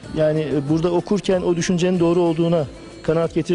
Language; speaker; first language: Turkish; native; Turkish